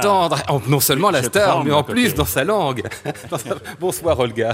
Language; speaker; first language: French; native; French